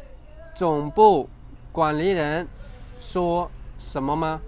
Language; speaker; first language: Chinese; non-native, fluent; Khmer